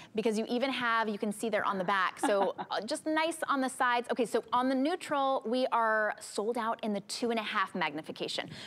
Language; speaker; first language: English; native; English